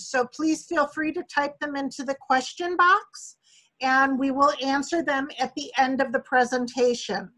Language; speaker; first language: English; native; English